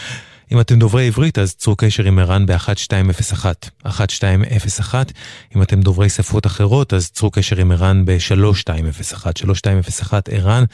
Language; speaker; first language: Hebrew; native; Hebrew